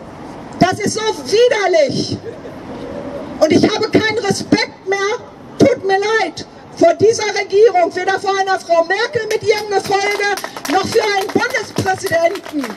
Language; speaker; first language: German; native; German